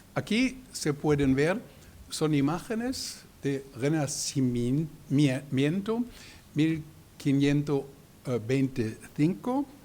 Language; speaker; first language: Spanish; non-native, learner; German